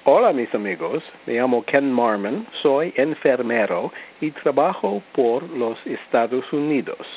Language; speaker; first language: Spanish; non-native, learner; English